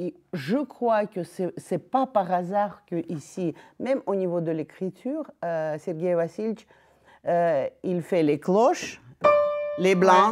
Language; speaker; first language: French; non-native, fluent; Russian